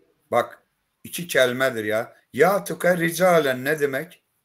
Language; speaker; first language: Turkish; non-native, learner; Azerbaijani